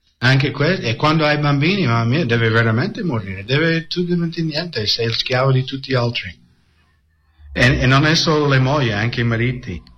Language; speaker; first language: Italian; non-native, fluent; English